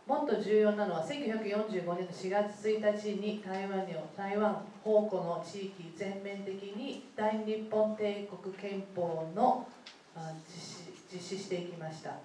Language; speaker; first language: Japanese; non-native, fluent; Chinese